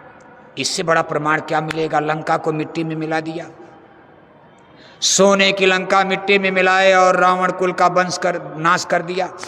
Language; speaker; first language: Hindi; native; Hindi